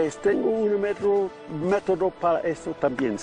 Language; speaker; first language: Spanish; non-native, learner; English